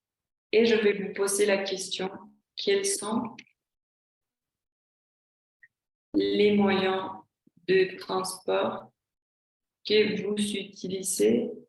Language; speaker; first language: French; non-native, fluent; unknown